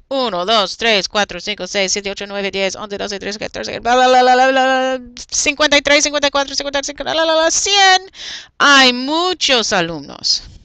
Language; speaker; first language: Spanish; non-native, fluent; English